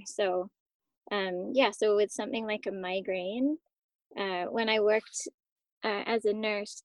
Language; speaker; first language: English; native; English